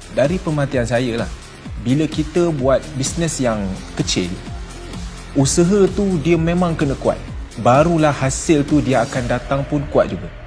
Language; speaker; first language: Malay; native; Malay